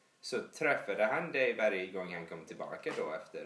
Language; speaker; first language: Swedish; early bilingual, heritage; English